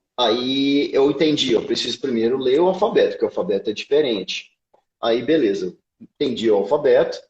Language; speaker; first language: Portuguese; native; Portuguese